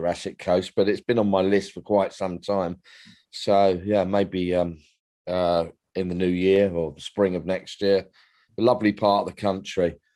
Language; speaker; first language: English; native; English